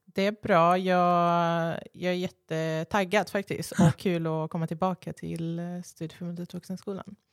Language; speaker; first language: Swedish; early bilingual, other home language; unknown